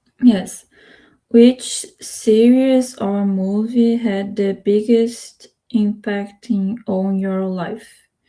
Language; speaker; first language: English; non-native, learner; Spanish